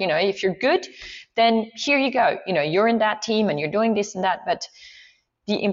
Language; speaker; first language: English; non-native, fluent; Swiss German